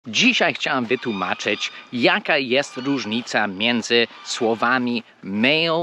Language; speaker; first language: Polish; non-native, fluent; English